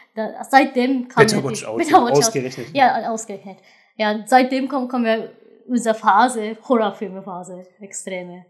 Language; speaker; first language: German; non-native, learner; Japanese